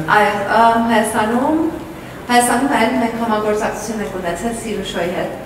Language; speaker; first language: Armenian; early bilingual, heritage; Armenian